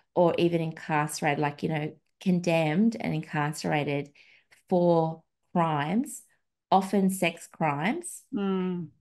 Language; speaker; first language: English; native; English